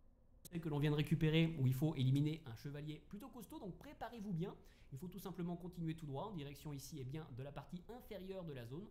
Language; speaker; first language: French; native; French